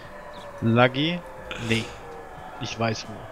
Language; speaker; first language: German; native; German